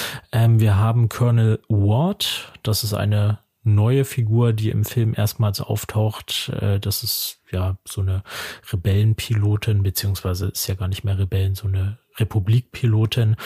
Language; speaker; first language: German; native; German